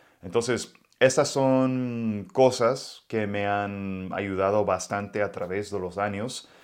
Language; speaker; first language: Spanish; non-native, fluent; English